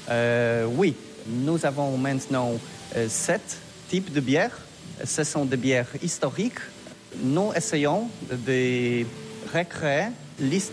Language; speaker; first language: French; non-native, learner; Polish